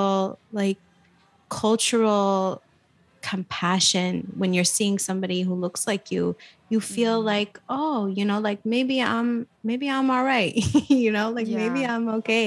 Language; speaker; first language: English; native; English